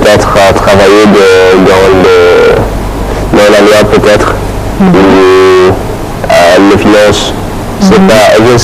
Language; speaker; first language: French; non-native, fluent; Arabic